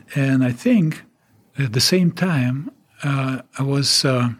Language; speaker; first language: English; non-native, fluent; Russian